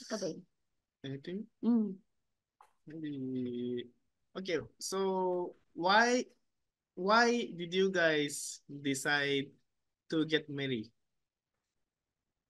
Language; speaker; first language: English; non-native, learner; Japanese